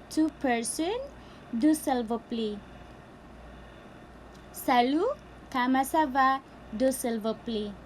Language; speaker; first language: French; non-native, learner; Cebuano